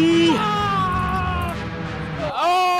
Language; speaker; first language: English; native; English